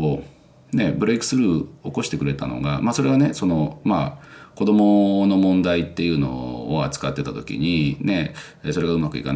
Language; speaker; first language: Japanese; native; Japanese